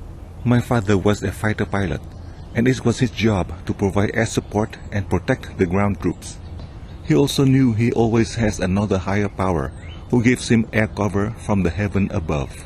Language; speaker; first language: English; non-native, fluent; Vietnamese